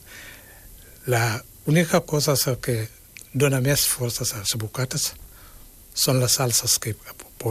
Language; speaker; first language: Catalan; non-native, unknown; Wolof